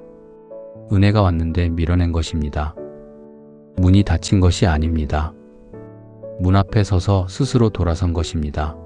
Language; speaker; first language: Korean; native; Korean